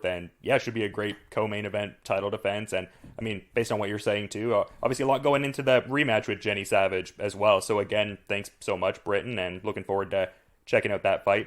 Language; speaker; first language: English; native; English